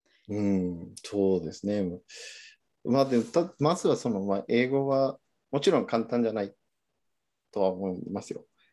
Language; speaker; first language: Japanese; non-native, fluent; Spanish